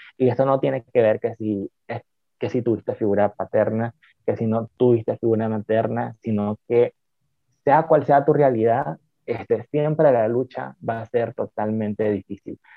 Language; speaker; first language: Spanish; native; Spanish